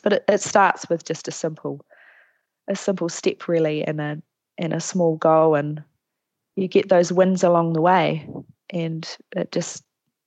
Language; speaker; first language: English; native; English